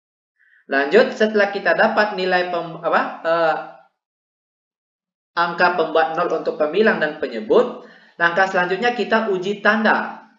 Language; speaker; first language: Indonesian; native; Indonesian